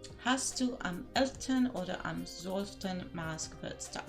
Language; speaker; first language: German; non-native, learner; Spanish